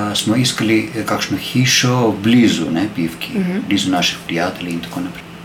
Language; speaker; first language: Slovenian; non-native, learner; Armenian